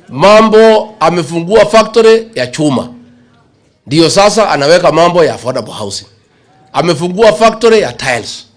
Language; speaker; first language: Swahili; non-native, local second language; Kikuyu